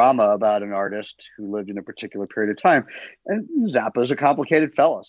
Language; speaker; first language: English; native; English